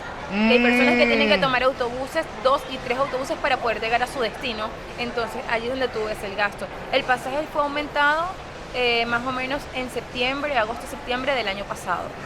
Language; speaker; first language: Spanish; native; Spanish